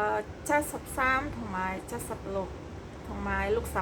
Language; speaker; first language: Cantonese; non-native, learner; Indonesian